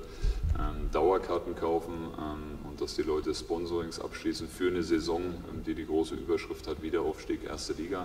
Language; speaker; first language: German; native; German